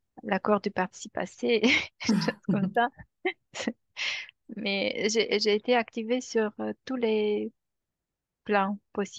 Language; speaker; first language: French; non-native, fluent; Romanian